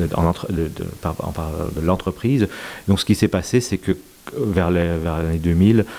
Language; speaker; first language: French; native; French